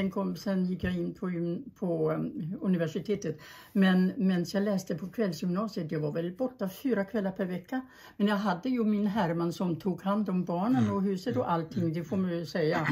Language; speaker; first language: Swedish; early bilingual, other home language; German